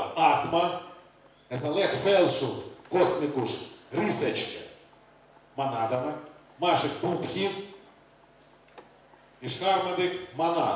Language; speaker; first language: Hungarian; non-native, learner; Russian